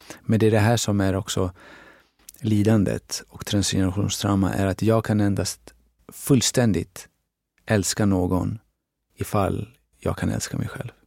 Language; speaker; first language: Swedish; early bilingual, other home language; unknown